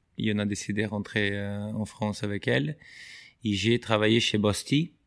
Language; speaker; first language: French; non-native, fluent; Portuguese